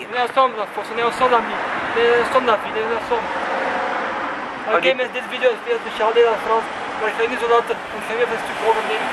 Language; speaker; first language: French; non-native, local second language; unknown